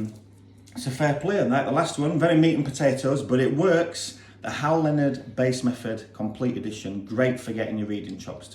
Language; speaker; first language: English; native; English